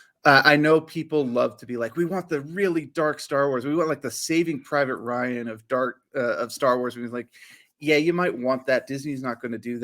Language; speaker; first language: English; native; English